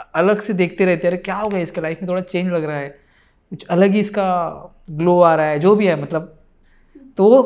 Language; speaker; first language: Hindi; non-native, local second language; Marathi